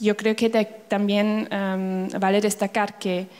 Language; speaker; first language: Spanish; non-native, fluent; German